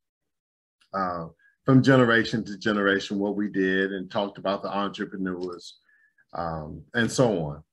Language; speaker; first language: English; native; English